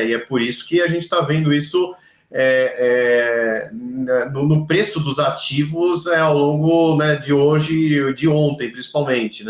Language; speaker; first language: Portuguese; native; Portuguese